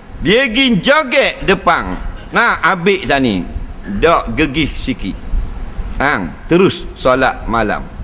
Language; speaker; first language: Malay; native; Malay